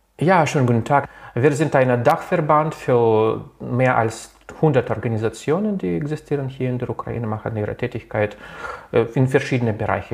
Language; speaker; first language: German; non-native, local second language; Russian